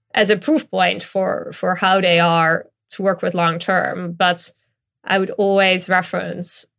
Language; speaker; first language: English; non-native, fluent; Dutch